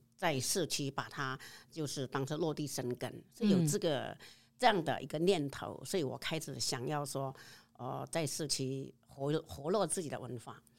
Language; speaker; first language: Chinese; native; Chinese